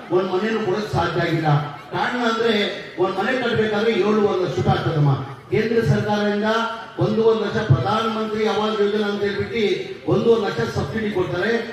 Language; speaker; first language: Kannada; non-native, local second language; Urdu